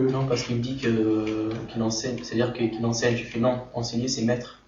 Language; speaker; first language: French; native; French